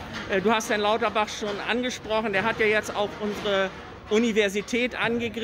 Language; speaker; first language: German; native; German